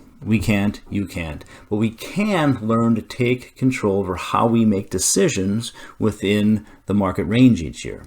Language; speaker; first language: English; native; English